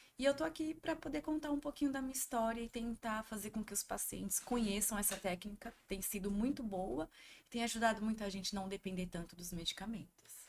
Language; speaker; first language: Portuguese; native; Portuguese